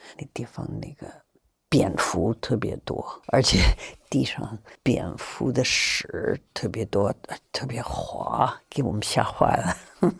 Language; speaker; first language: Chinese; non-native, fluent; English